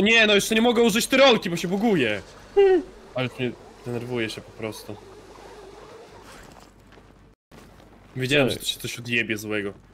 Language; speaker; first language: Polish; native; Polish